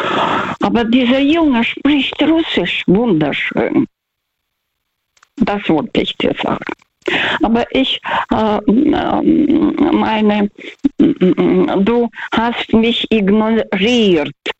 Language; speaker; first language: German; non-native, fluent; Russian